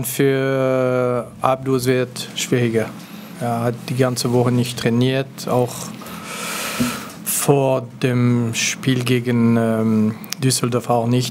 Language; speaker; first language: German; non-native, local second language; French